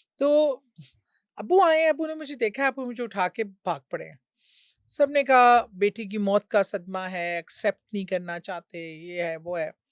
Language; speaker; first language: Urdu; native; Urdu